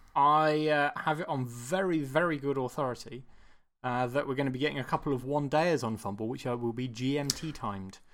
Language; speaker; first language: English; native; English